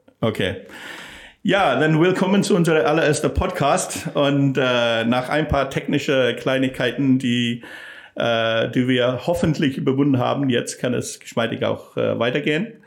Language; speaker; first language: German; non-native, fluent; English